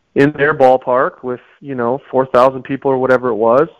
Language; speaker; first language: English; native; English